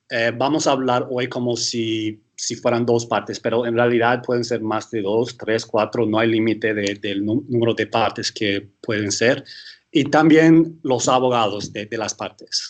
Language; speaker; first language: Spanish; early bilingual, heritage; English